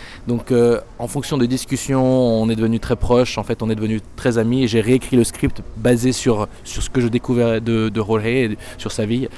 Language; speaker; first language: French; native; French